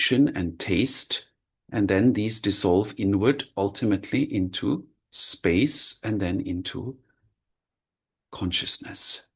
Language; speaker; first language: English; non-native, fluent; German